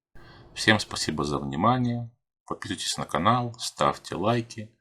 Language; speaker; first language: Russian; native; Russian